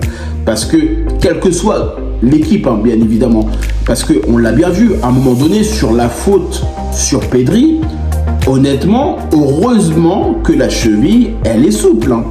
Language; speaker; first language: French; native; French